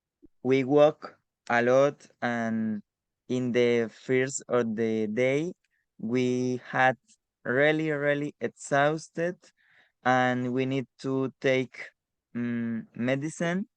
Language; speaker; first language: English; non-native, learner; Spanish